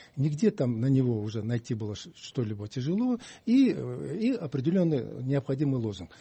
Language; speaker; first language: Russian; non-native, local second language; Kyrgyz